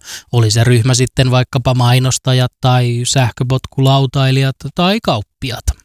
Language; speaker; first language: Finnish; native; Finnish